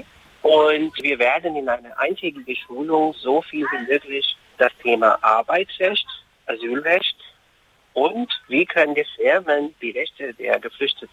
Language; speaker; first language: German; non-native, fluent; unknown